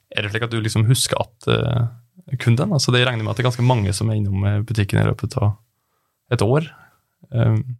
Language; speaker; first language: Norwegian; native; Norwegian